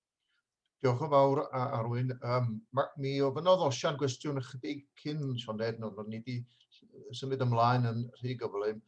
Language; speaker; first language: Welsh; native; Welsh